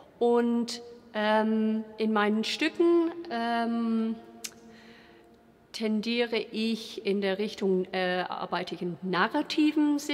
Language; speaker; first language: German; non-native, fluent; English